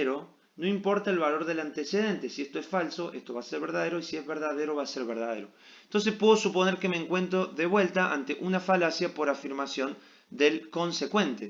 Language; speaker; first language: Spanish; native; Spanish